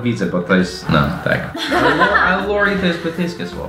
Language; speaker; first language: Polish; non-native, fluent; English